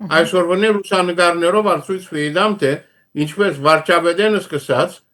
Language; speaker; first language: Armenian; early bilingual, heritage; Armenian